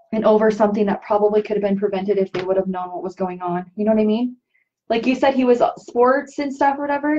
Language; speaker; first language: English; native; English